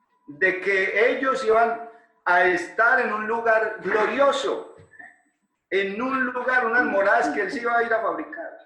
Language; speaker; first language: Spanish; native; Spanish